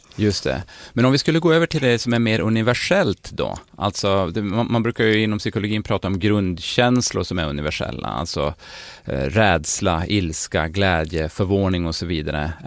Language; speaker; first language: Swedish; native; Swedish